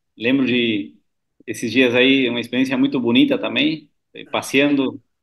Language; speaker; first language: Portuguese; non-native, fluent; Spanish